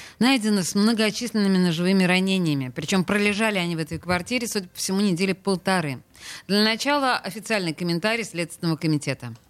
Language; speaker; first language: Russian; native; Russian